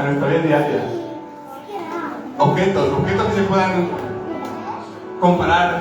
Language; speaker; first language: Spanish; native; Spanish